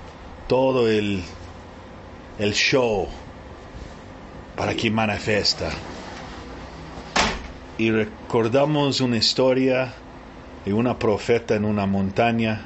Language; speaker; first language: Spanish; early bilingual, heritage; Spanish